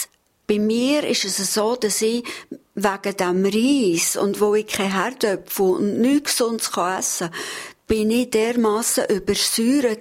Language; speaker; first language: German; native; German